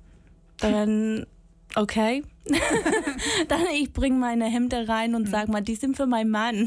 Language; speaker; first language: German; non-native, fluent; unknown